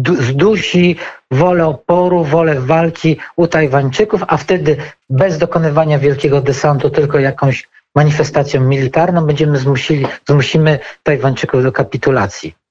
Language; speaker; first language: Polish; native; Polish